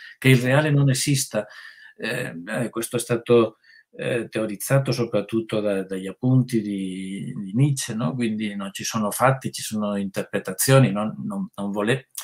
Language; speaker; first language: Italian; non-native, fluent; Spanish